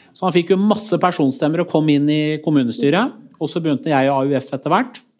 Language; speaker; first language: Norwegian; early bilingual, other home language; Persian